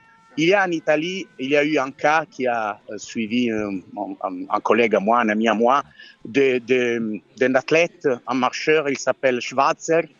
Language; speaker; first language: French; non-native, fluent; Italian